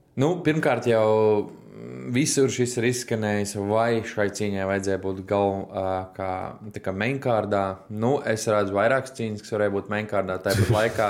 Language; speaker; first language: Latvian; native; Latvian